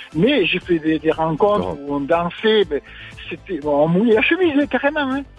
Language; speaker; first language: French; native; French